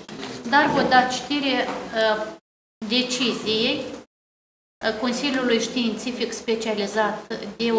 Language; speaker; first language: Romanian; native; Romanian